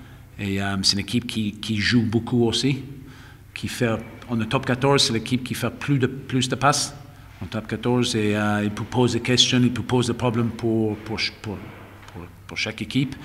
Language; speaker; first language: French; non-native, fluent; English